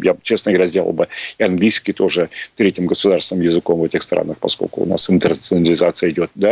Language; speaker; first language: Russian; native; Russian